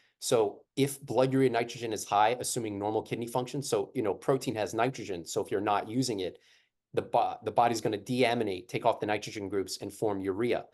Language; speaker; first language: English; native; English